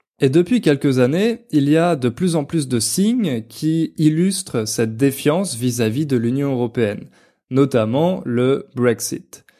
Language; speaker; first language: French; native; French